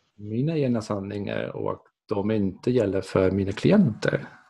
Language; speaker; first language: Swedish; non-native, fluent; Dutch